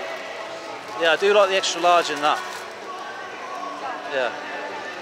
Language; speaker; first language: English; native; English